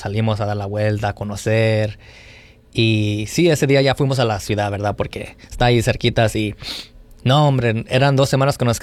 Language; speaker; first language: Spanish; early bilingual, heritage; Spanish